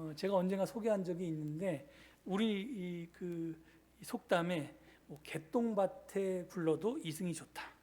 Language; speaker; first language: Korean; native; Korean